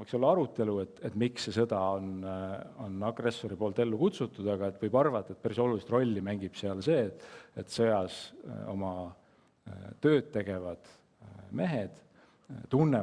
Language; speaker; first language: Estonian; native; Estonian